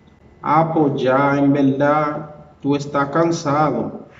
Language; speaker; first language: Spanish; non-native, fluent; Haitian Creole